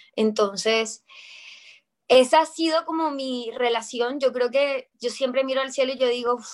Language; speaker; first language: Spanish; native; Spanish